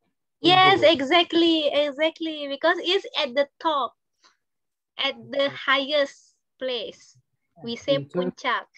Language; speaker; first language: English; non-native, fluent; Indonesian